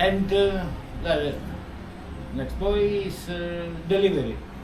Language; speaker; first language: English; non-native, learner; Greek